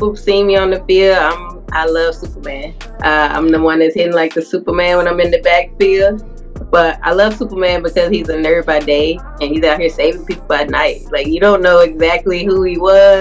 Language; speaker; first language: English; native; English